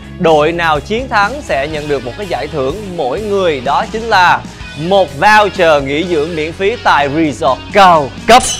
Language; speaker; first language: Vietnamese; native; Vietnamese